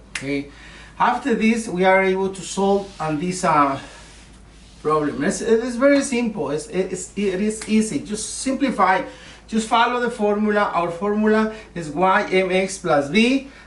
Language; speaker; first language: English; non-native, learner; Spanish